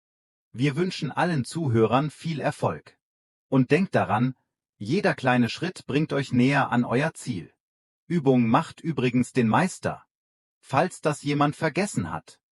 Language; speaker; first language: German; non-native, fluent; Vietnamese